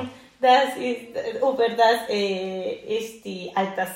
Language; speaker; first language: German; non-native, learner; Spanish